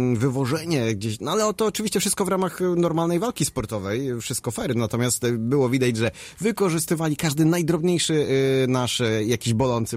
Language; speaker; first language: Polish; native; Polish